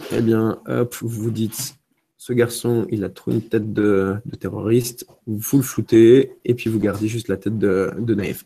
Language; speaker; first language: French; early bilingual, other home language; Romanian